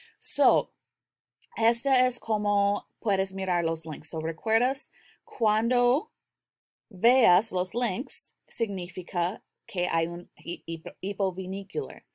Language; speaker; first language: Spanish; non-native, learner; English